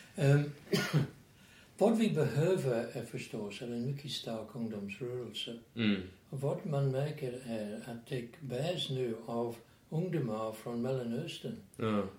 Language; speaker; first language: Swedish; non-native, fluent; English